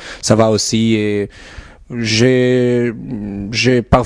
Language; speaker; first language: French; non-native, fluent; German